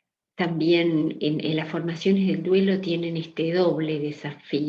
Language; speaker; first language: Spanish; native; Spanish